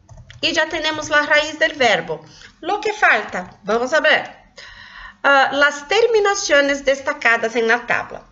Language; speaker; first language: Spanish; non-native, local second language; Portuguese